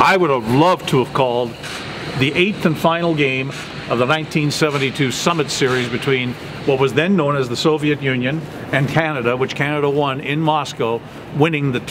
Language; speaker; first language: English; native; English